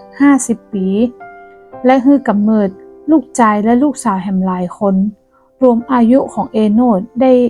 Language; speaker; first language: Thai; non-native, local second language; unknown